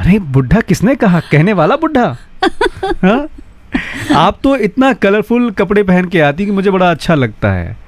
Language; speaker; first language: Hindi; native; Hindi